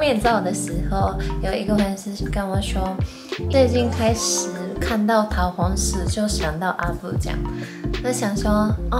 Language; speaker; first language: Chinese; non-native, fluent; Japanese